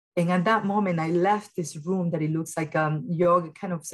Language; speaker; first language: English; early bilingual, other home language; Spanish